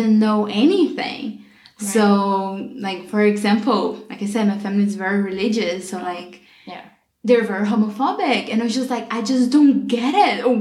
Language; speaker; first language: English; non-native, fluent; Portuguese